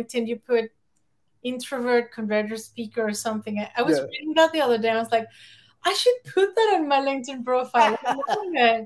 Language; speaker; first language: English; non-native, fluent; Spanish